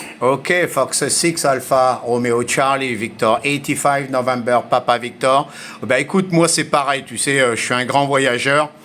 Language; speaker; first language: French; early bilingual, heritage; French